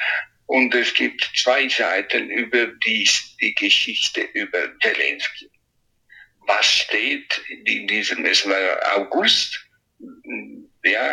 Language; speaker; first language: German; non-native, fluent; Italian